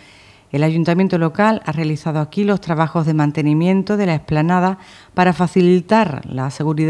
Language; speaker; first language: Spanish; native; Spanish